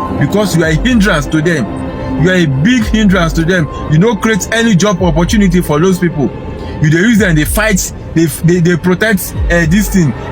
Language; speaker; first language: Nigerian Pidgin; non-native, local second language; Igbo